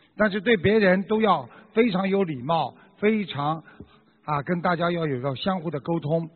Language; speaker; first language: Chinese; native; Chinese